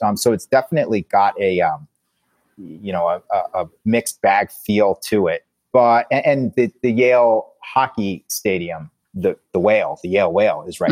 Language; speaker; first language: English; native; English